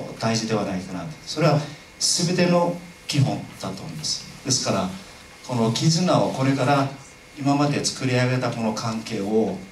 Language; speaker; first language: Japanese; non-native, fluent; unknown